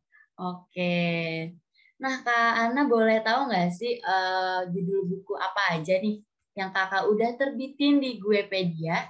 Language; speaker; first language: Indonesian; native; Indonesian